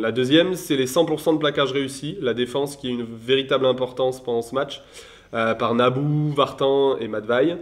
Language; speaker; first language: French; native; French